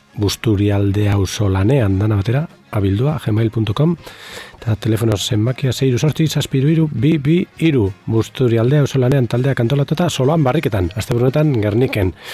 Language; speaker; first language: Basque; native; Basque